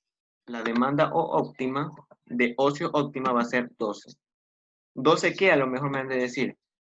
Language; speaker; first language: Spanish; native; Spanish